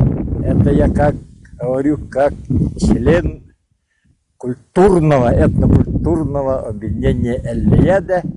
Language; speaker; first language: Russian; non-native, local second language; Yakut